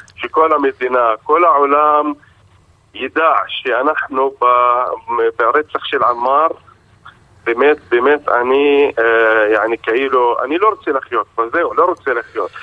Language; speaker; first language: Hebrew; non-native, local second language; Arabic